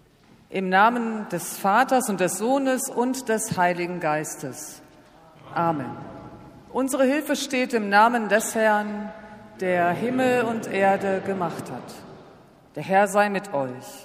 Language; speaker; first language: German; native; German